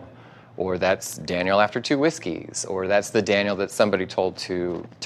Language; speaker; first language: English; native; English